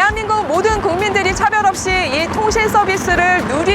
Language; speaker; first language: Korean; native; Korean